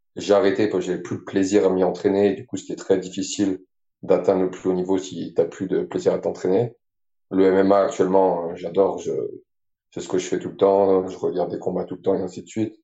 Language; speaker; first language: French; native; French